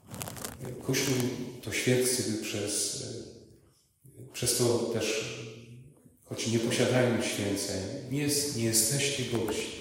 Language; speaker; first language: Polish; native; Polish